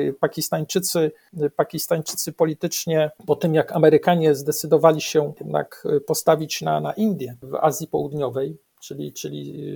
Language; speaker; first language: Polish; native; Polish